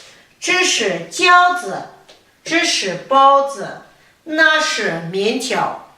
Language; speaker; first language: Chinese; non-native, fluent; Kazakh